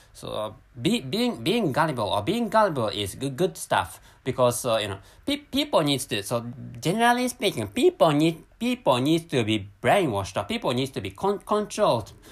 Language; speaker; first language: English; non-native, learner; Japanese